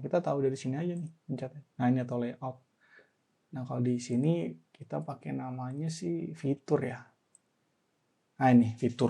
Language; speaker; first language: Indonesian; native; Indonesian